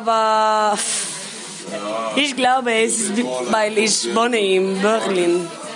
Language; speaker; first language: German; non-native, learner; Spanish